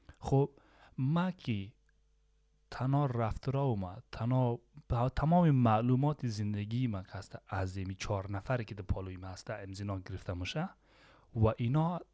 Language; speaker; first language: Persian; native; Persian